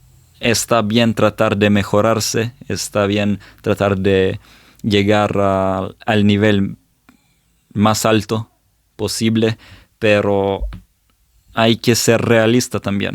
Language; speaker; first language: Spanish; non-native, fluent; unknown